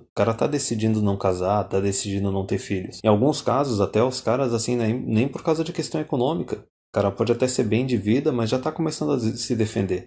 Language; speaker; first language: Portuguese; native; Portuguese